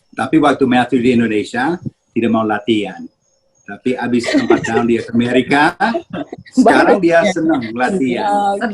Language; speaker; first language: Indonesian; early bilingual, heritage; Indonesian